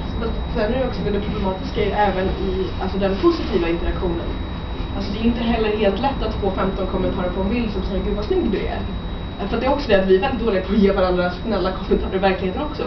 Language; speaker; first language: Swedish; native; Swedish